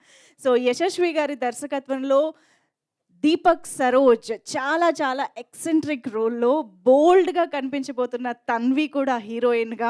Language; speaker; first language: Telugu; native; Telugu